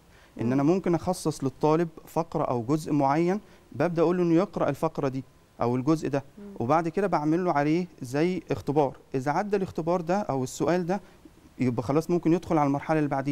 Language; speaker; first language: Arabic; native; Arabic